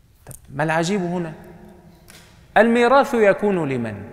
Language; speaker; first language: Arabic; native; Arabic